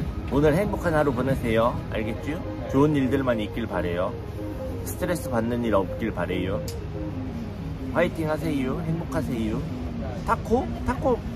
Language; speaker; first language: Korean; native; Korean